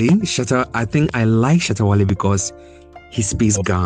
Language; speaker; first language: English; non-native, local second language; Ga